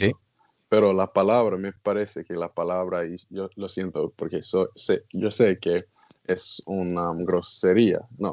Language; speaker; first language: Spanish; non-native, learner; English